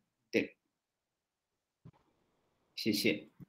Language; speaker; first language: Chinese; non-native, fluent; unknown